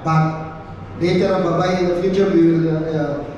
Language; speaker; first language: English; non-native, local second language; Filipino